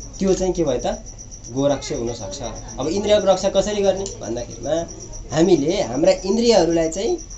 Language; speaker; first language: Nepali; native; Nepali